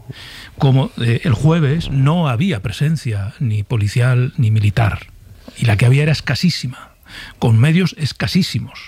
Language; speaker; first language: Spanish; native; Spanish